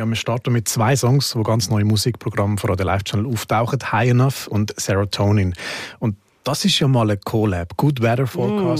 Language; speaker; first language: German; native; German